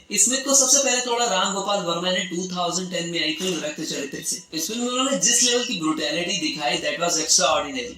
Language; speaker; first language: Hindi; native; Hindi